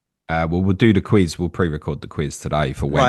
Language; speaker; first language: English; native; English